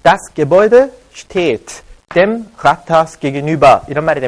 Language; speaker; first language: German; non-native, fluent; Korean